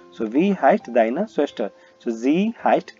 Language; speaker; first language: German; non-native, learner; Hindi